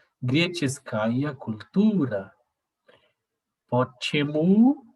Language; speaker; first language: Russian; non-native, learner; Portuguese